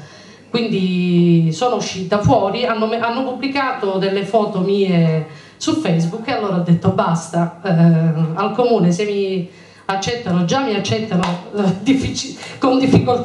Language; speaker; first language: Italian; native; Italian